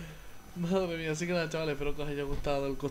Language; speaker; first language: Spanish; native; Spanish